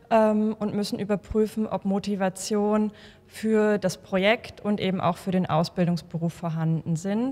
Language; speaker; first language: German; native; German